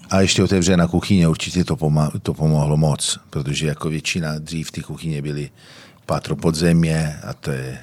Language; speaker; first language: Czech; non-native, fluent; Italian